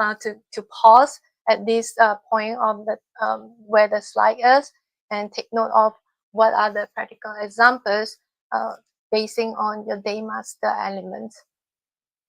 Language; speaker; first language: English; non-native, fluent; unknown